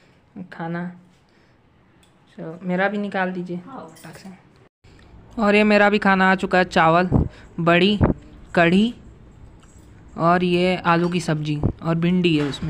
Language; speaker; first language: Hindi; native; Hindi